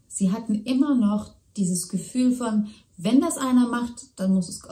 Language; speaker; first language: German; native; German